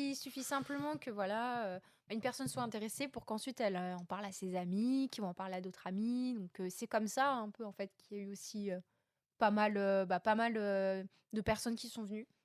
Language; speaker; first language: French; native; French